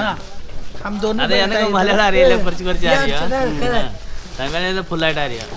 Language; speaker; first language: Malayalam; non-native, learner; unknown